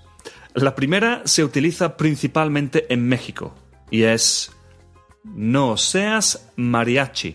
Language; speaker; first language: Spanish; native; Spanish